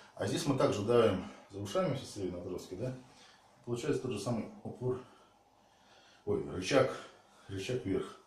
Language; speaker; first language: Russian; native; Russian